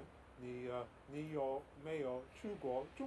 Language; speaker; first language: Chinese; non-native, learner; English